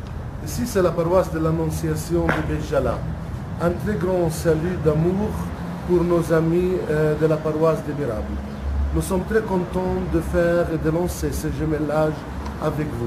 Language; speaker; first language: French; non-native, local second language; Arabic